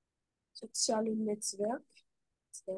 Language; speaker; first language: German; non-native, fluent; French